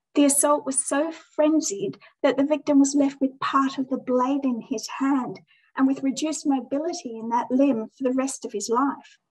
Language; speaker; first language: English; native; English